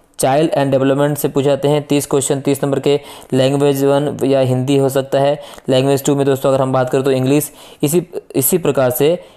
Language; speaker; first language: Hindi; native; Hindi